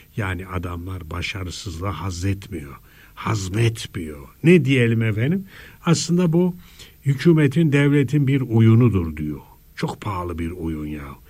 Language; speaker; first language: Turkish; native; Turkish